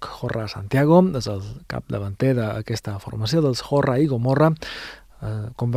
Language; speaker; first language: Catalan; native; Catalan